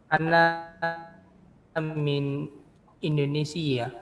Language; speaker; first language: Arabic; non-native, learner; Indonesian